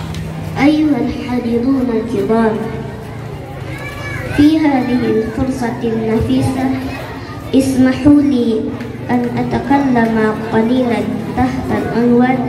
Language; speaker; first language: Arabic; non-native, learner; Indonesian